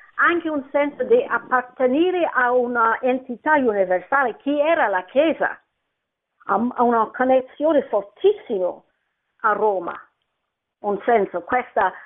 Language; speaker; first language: Italian; non-native, fluent; English